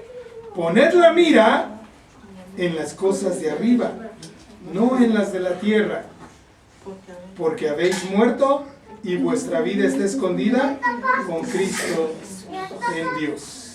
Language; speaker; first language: Spanish; native; Spanish